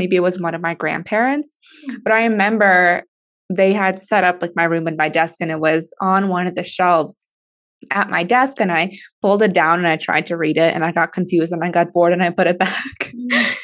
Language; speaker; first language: English; early bilingual, other home language; Russian